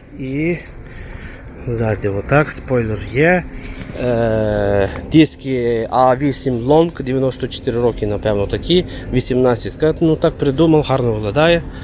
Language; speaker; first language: Ukrainian; early bilingual, heritage; Turkish